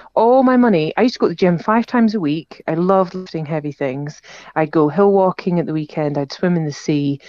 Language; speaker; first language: English; native; English